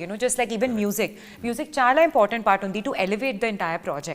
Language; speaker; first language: Telugu; non-native, learner; Punjabi